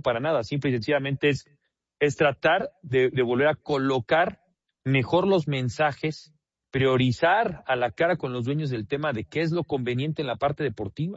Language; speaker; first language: Spanish; native; Spanish